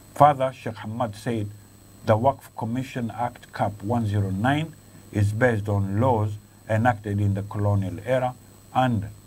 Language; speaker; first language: English; non-native, local second language; Swahili